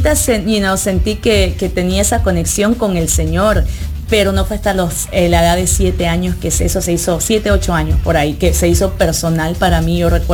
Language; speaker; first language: Spanish; early bilingual, heritage; Spanish